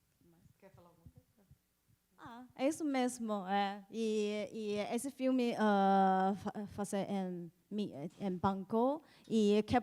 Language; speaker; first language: Portuguese; non-native, learner; Chinese